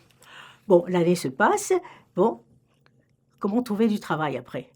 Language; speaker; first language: French; native; French